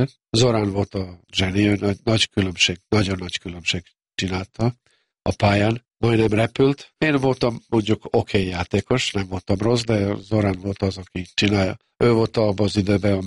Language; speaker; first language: Hungarian; non-native, local second language; Serbian